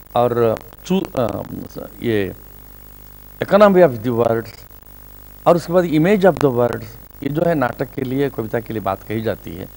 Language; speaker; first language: Hindi; non-native, local second language; Kannada